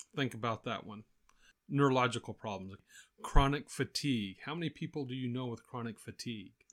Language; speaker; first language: English; native; English